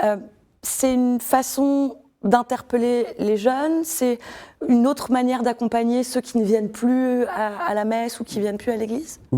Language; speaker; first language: French; native; French